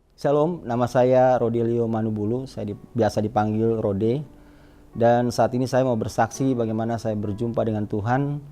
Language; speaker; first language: Indonesian; native; Indonesian